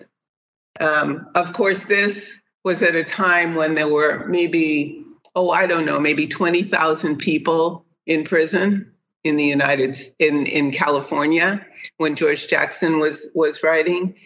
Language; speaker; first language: English; native; English